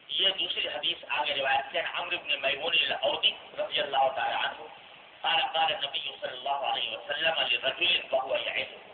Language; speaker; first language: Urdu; non-native, local second language; Pashto